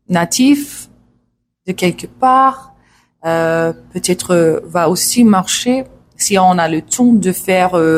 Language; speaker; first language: French; non-native, learner; English